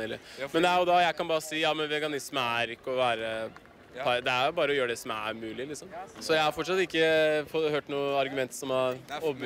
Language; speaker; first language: Norwegian; native; Norwegian